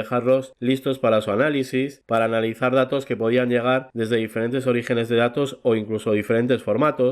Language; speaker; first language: Spanish; native; Spanish